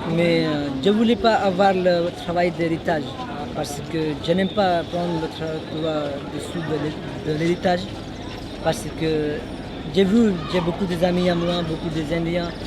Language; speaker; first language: French; non-native, learner; Hindi